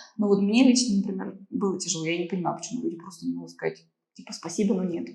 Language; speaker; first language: Russian; native; Russian